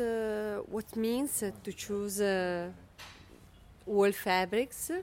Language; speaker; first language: English; non-native, learner; Italian